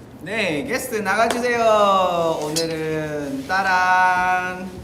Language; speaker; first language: Korean; non-native, fluent; Vietnamese